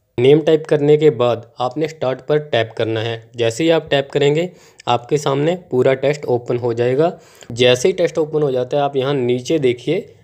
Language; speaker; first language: Hindi; non-native, local second language; Punjabi